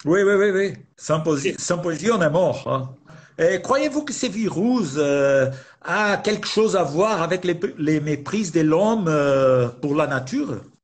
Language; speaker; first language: French; non-native, fluent; Portuguese